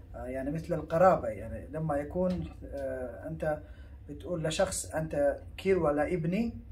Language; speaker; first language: Arabic; early bilingual, heritage; Arabic